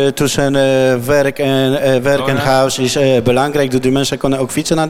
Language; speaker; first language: Dutch; non-native, learner; Polish